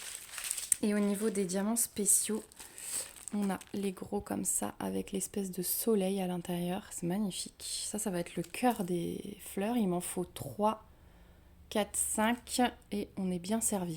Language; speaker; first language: French; native; French